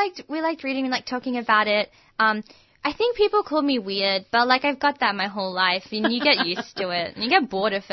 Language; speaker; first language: English; non-native, local second language; Gujarati